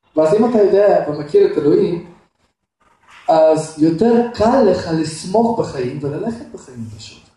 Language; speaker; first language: Hebrew; non-native, fluent; Russian